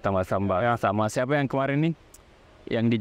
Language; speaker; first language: Indonesian; native; Indonesian